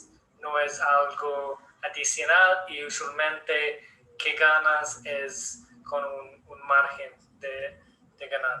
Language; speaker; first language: Spanish; non-native, learner; English